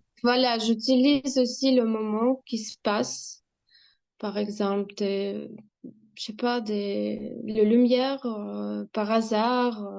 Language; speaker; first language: French; non-native, fluent; Russian